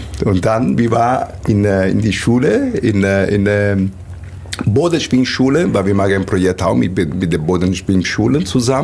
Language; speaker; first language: German; non-native, learner; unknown